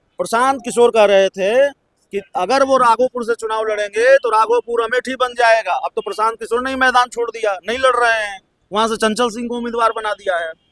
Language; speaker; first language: Hindi; native; Hindi